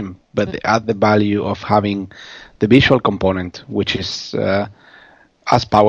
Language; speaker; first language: English; non-native, fluent; Spanish